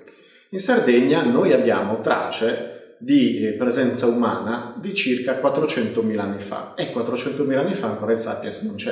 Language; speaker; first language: Italian; native; Italian